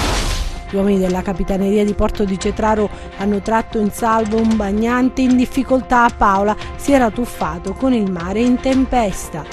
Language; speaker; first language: Italian; native; Italian